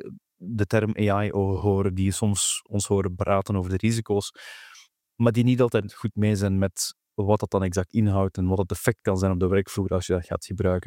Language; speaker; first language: Dutch; native; Dutch